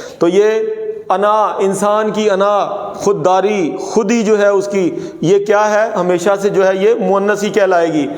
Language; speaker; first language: Urdu; non-native, local second language; Punjabi